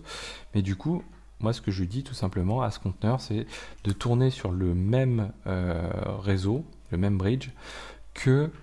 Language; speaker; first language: French; native; French